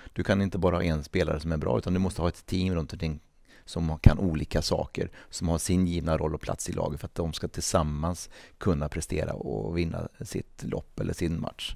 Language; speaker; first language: Swedish; native; Swedish